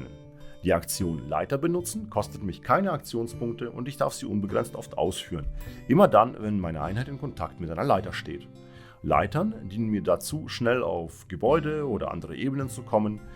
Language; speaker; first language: German; native; German